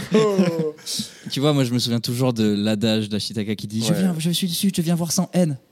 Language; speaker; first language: French; native; French